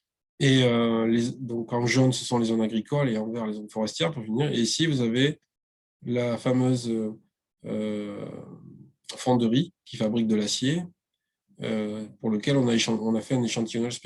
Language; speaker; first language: French; native; French